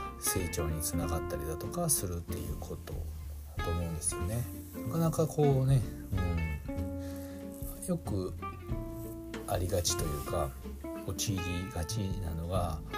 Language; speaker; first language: Japanese; native; Japanese